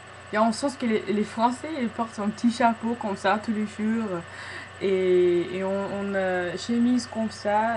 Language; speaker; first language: French; non-native, fluent; English